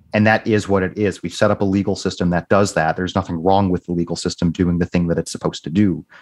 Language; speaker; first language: English; native; English